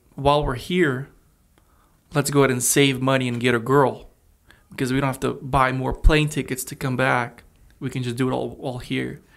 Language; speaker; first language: English; early bilingual, other home language; Russian